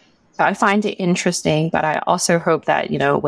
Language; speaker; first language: English; non-native, local second language; Cantonese